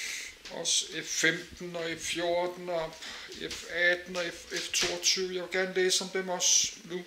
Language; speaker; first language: Danish; native; Danish